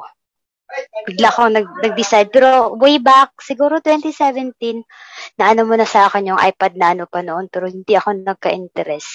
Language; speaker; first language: English; non-native, local second language; Cebuano